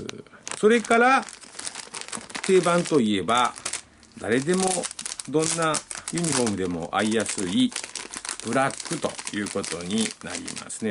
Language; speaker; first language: Japanese; native; Japanese